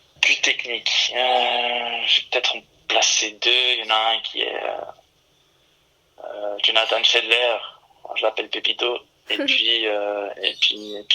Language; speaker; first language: French; early bilingual, other home language; Portuguese